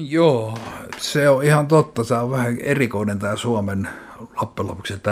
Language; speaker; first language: Finnish; native; Finnish